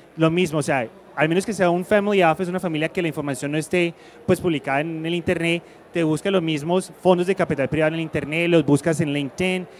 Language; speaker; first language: Spanish; early bilingual, heritage; Spanish